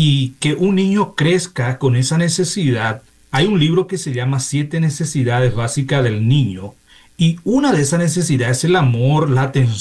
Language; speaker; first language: Spanish; native; Spanish